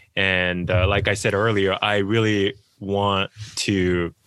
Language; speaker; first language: English; non-native, fluent; Japanese